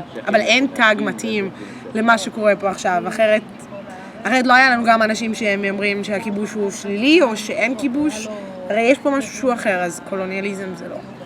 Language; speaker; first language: Hebrew; native; Hebrew